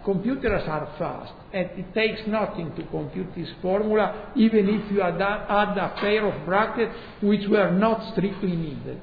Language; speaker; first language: English; non-native, fluent; Italian